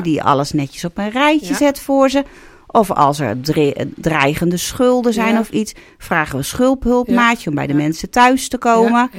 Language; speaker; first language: Dutch; native; Dutch